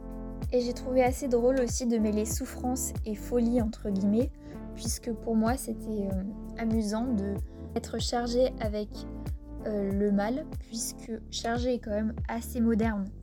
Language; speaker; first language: French; native; French